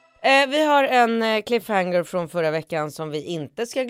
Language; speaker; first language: Swedish; native; Swedish